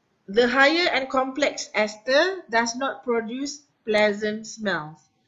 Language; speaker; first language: English; non-native, local second language; Malay